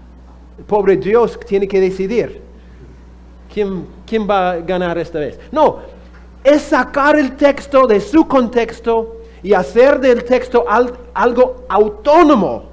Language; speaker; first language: Spanish; non-native, fluent; English